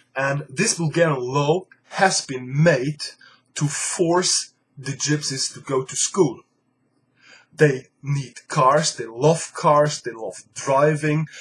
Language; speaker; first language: English; non-native, fluent; Luxembourgish